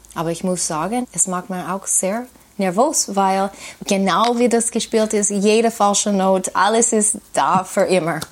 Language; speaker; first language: German; non-native, fluent; English